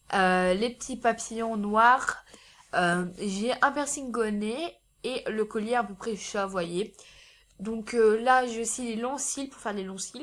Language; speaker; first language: French; native; French